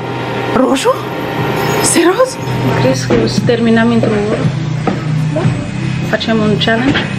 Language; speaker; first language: Romanian; non-native, learner; Malagasy